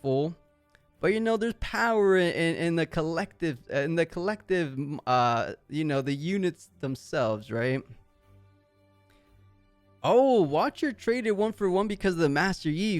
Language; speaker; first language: English; native; English